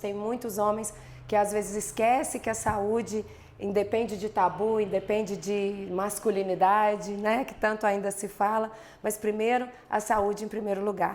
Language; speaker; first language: Portuguese; native; Portuguese